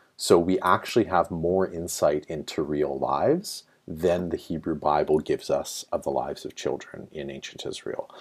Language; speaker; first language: English; native; English